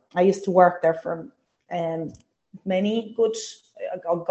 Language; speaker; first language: English; non-native, fluent; Italian